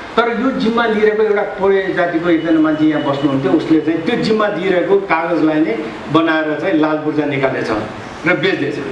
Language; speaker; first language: Nepali; non-native, local second language; Newari